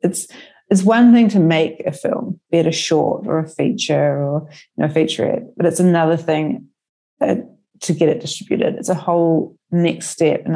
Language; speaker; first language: English; native; English